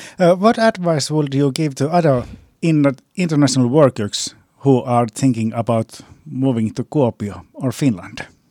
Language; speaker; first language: English; non-native, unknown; Finnish